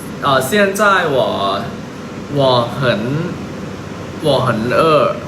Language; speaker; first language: Chinese; non-native, learner; Thai